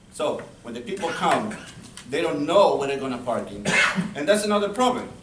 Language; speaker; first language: English; non-native, learner; Spanish